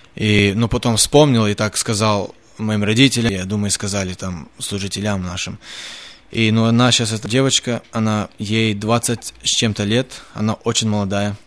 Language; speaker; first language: Russian; early bilingual, heritage; Russian